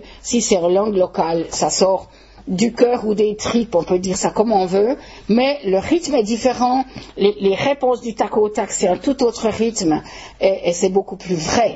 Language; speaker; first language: French; native; French